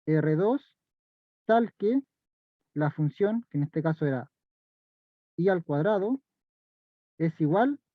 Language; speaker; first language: Spanish; native; Spanish